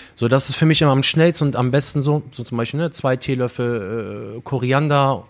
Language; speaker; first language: German; native; German